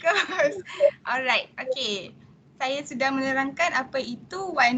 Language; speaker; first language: Malay; native; Malay